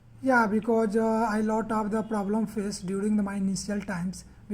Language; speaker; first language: English; non-native, learner; Hindi